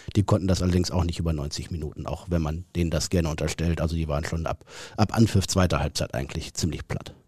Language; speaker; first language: German; native; German